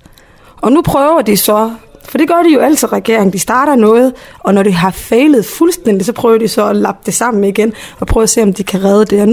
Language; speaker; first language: Danish; early bilingual, other home language; Somali